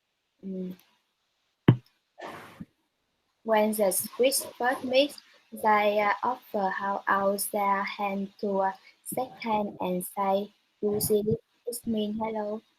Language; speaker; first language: English; non-native, learner; Vietnamese